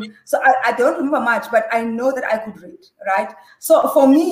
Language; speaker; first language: English; non-native, local second language; Xhosa